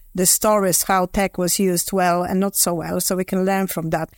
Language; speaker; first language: English; non-native, fluent; Polish